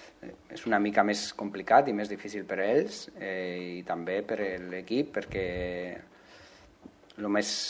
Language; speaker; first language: Catalan; non-native, local second language; Spanish